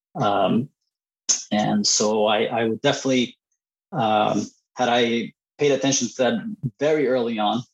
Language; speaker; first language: English; non-native, fluent; Spanish